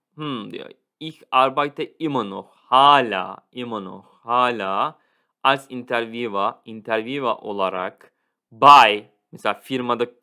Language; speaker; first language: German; non-native, fluent; Turkish